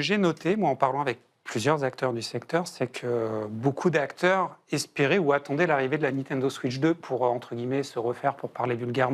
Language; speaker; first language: French; native; French